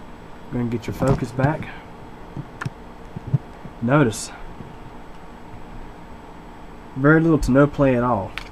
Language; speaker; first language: English; native; English